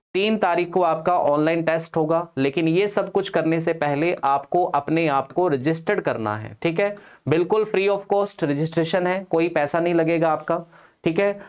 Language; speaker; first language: Hindi; non-native, local second language; Punjabi